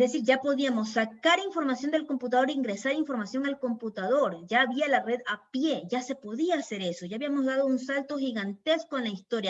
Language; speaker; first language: Spanish; native; Spanish